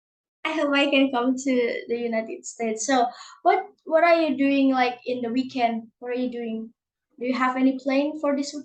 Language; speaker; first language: English; non-native, learner; Indonesian